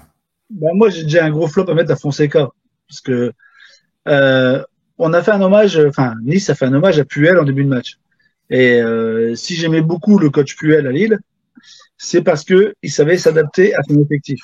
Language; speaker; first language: French; native; French